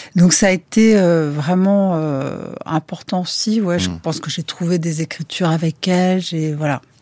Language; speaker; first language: French; native; French